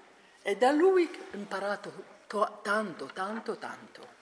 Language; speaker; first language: Italian; non-native, learner; Arabic